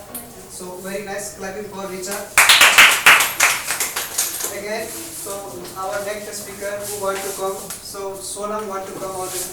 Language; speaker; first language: English; non-native, local second language; Hindi